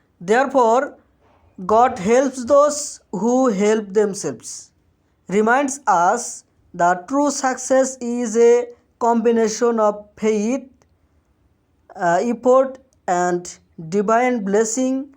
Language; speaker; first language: English; non-native, local second language; Bangla